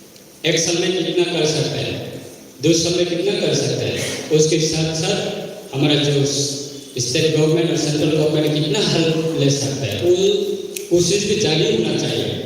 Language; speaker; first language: Hindi; non-native, local second language; Kok Borok